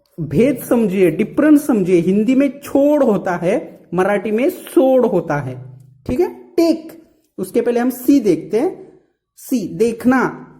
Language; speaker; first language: Hindi; non-native, local second language; Marathi